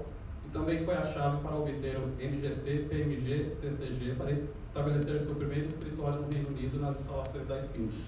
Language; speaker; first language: Portuguese; native; Portuguese